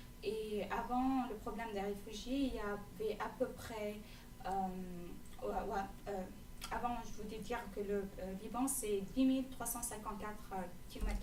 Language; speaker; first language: French; non-native, fluent; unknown